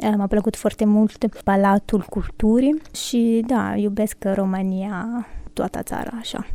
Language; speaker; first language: Romanian; non-native, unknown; Italian